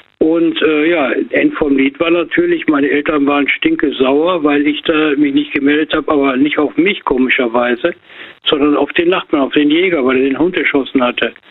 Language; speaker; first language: German; native; German